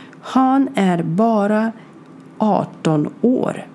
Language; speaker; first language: Swedish; non-native, learner; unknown